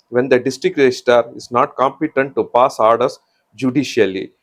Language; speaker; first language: English; non-native, local second language; Tamil